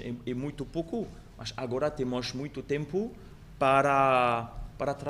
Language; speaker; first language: Portuguese; non-native, learner; French